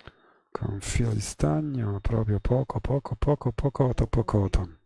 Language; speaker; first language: Italian; native; Italian